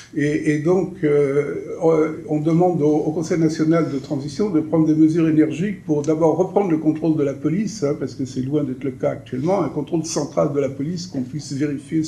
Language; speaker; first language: French; native; French